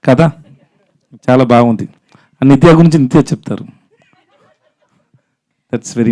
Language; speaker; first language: Telugu; non-native, learner; Tamil